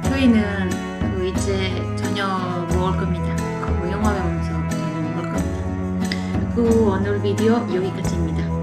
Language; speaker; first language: Korean; non-native, learner; Spanish